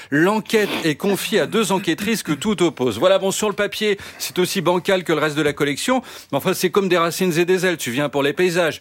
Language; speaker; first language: French; native; French